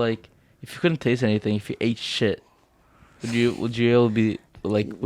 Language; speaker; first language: English; native; English